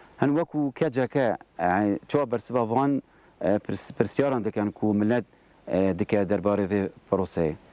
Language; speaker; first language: Kurdish; native; Kurdish